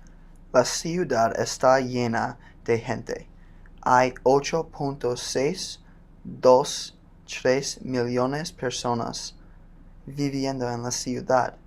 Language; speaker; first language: Spanish; non-native, learner; English